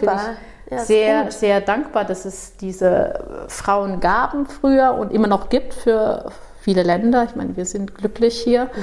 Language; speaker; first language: German; non-native, fluent; Portuguese